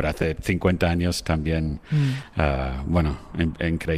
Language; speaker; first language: Spanish; non-native, fluent; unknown